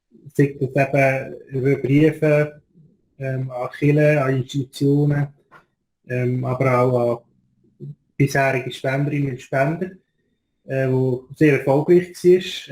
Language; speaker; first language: German; native; German